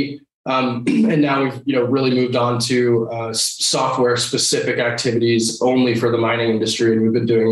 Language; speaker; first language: English; native; English